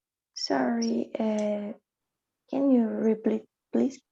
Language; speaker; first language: English; non-native, learner; Portuguese